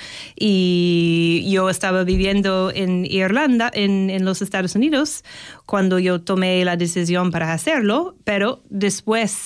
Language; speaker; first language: Spanish; non-native, learner; English